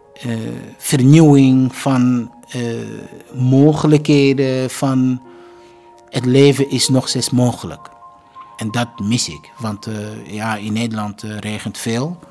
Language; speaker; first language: Dutch; non-native, fluent; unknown